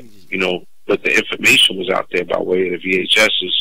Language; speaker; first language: English; native; English